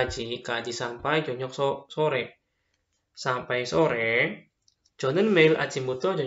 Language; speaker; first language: Korean; non-native, fluent; Indonesian